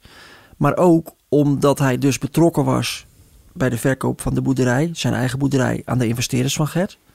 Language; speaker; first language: Dutch; native; Dutch